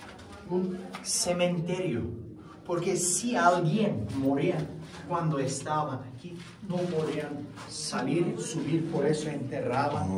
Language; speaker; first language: Spanish; non-native, fluent; Turkish